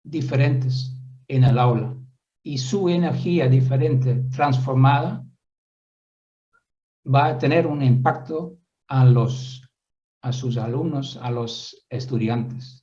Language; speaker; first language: Spanish; non-native, fluent; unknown